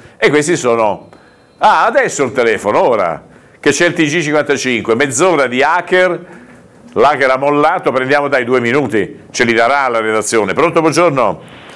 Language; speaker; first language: Italian; native; Italian